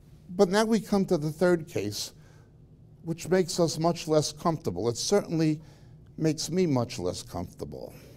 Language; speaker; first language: English; native; English